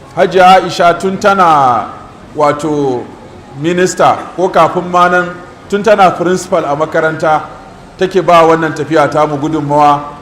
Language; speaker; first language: Hausa; native; Hausa